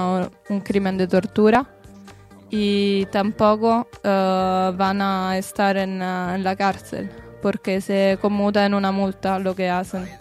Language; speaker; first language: Spanish; non-native, learner; Italian